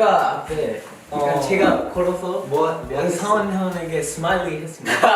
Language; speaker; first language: Korean; non-native, learner; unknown